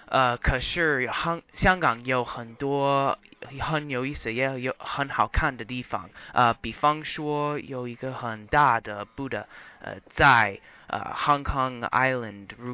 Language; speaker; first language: Chinese; non-native, learner; English